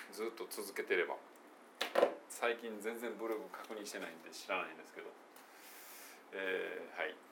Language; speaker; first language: Japanese; native; Japanese